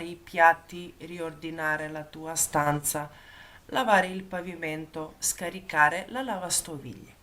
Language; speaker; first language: Italian; non-native, fluent; Macedonian